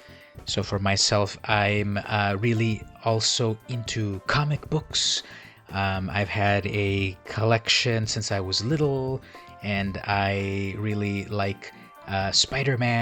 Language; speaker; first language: English; native; English